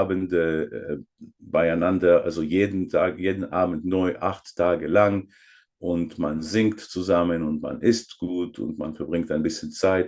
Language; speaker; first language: German; non-native, fluent; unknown